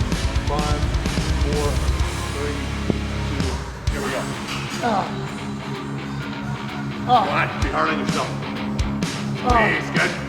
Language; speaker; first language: English; native; English